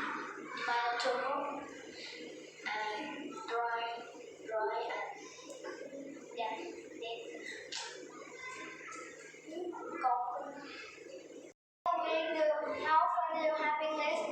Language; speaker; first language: English; non-native, learner; Vietnamese